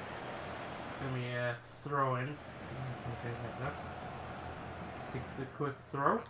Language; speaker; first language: English; native; English